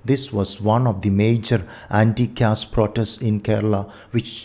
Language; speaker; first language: English; non-native, local second language; Malayalam